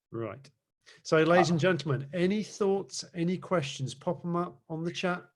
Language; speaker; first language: English; native; English